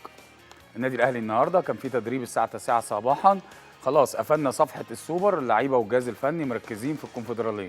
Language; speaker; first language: Arabic; native; Arabic